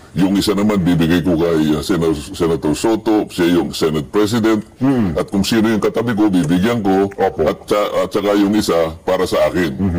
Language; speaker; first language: Filipino; non-native, local second language; Cebuano